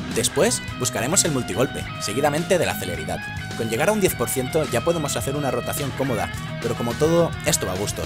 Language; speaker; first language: Spanish; native; Spanish